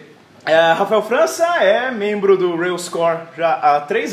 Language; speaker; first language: Portuguese; native; Portuguese